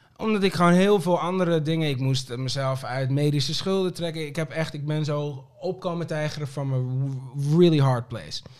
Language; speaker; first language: Dutch; early bilingual, other home language; Papiamento